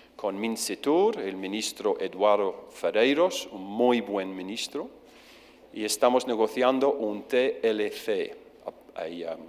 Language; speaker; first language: Spanish; non-native, fluent; English